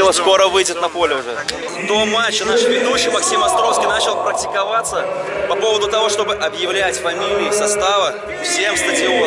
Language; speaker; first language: Russian; native; Russian